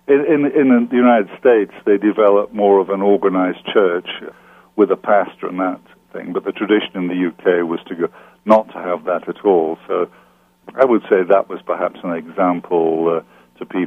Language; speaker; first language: English; native; English